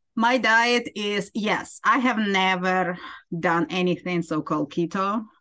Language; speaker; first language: English; non-native, fluent; Ukrainian